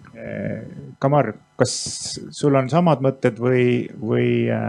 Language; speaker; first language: Estonian; native; Estonian